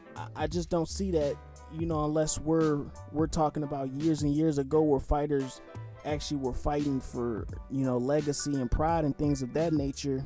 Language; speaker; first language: English; native; English